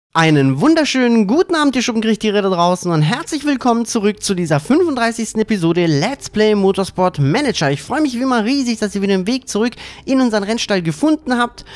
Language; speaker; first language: German; native; German